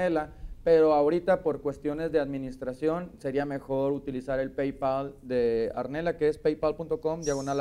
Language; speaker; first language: Spanish; native; Spanish